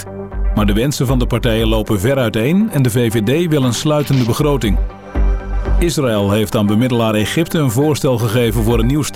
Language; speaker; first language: Dutch; native; Dutch